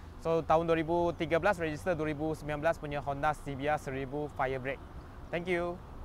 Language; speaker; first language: Malay; non-native, local second language; Chinese